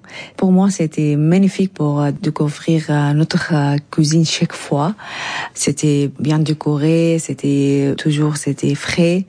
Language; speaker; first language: French; non-native, learner; Arabic